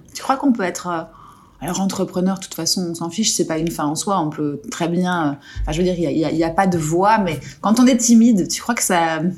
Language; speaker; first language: French; native; French